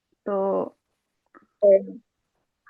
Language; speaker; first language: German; non-native, fluent; Bangla